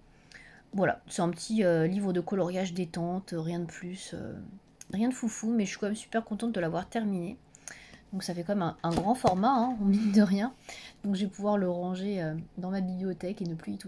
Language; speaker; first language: French; native; French